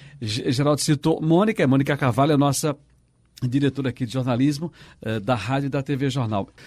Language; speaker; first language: Portuguese; native; Portuguese